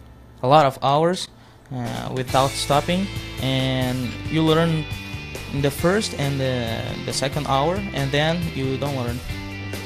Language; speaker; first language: English; non-native, fluent; Portuguese